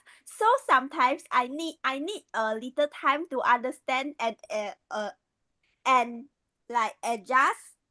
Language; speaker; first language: English; non-native, learner; Malay